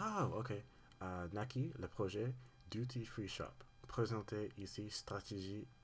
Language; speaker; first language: French; non-native, learner; English